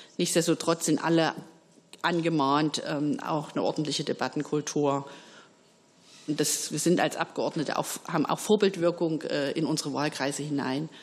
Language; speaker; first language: German; native; German